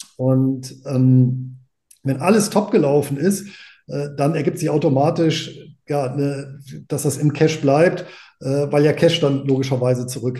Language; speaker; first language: German; native; German